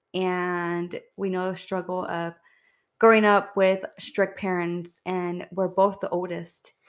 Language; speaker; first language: English; early bilingual, other home language; Spanish